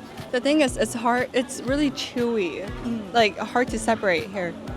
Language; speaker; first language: English; native; English